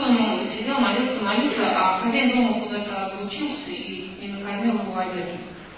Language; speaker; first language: Russian; native; Russian